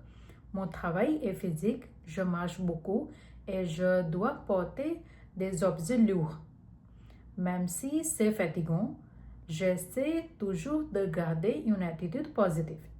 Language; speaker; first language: French; non-native, learner; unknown